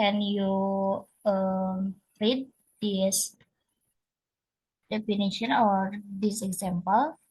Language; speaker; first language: English; non-native, learner; Indonesian